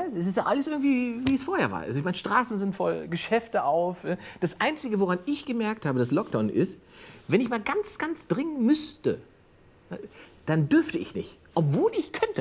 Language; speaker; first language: German; native; German